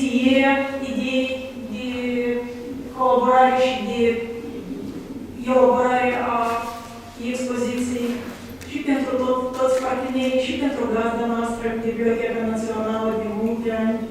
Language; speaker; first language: Romanian; non-native, local second language; Russian